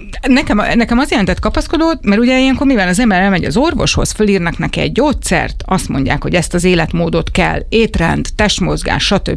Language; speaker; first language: Hungarian; native; Hungarian